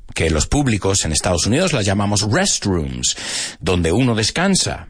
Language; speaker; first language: Spanish; non-native, fluent; English